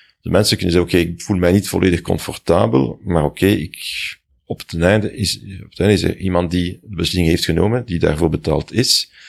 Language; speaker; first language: Dutch; non-native, local second language; French